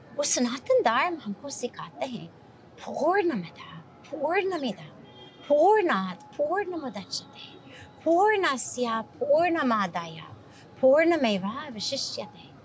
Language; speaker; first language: Hindi; non-native, fluent; English